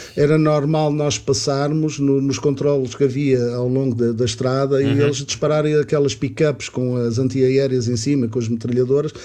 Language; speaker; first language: Portuguese; native; Portuguese